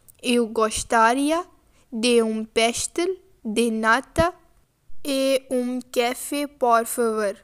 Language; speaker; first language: Portuguese; non-native, learner; Urdu